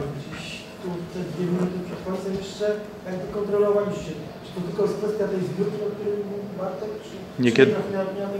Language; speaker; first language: Polish; native; Polish